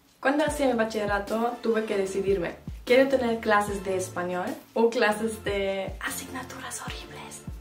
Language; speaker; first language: Spanish; non-native, fluent; German